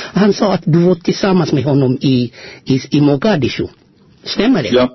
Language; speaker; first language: Swedish; non-native, fluent; Amharic